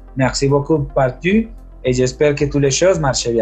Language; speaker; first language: French; non-native, learner; Spanish